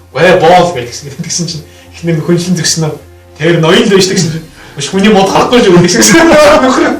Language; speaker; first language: Mongolian; native; Mongolian